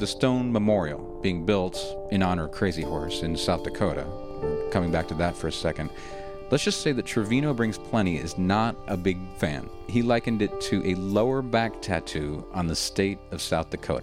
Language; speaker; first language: English; native; English